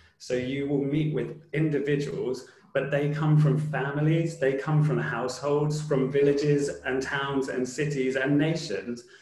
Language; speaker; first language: English; native; English